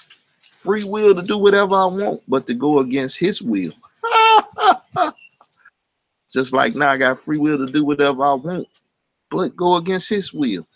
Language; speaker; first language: English; native; English